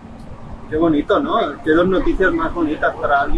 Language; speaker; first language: Spanish; native; Spanish